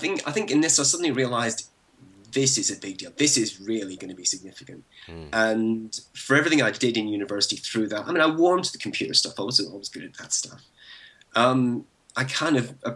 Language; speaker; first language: English; native; English